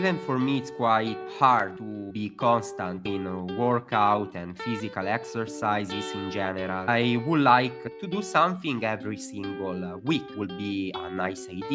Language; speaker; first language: English; non-native, fluent; Italian